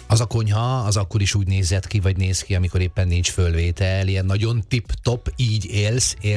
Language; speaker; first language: Hungarian; native; Hungarian